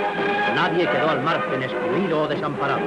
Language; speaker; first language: Spanish; native; Spanish